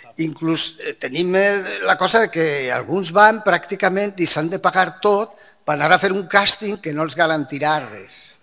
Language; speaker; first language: Catalan; non-native, local second language; Spanish